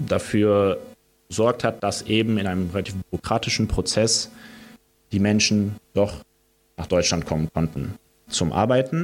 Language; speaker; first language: German; early bilingual, other home language; Romanian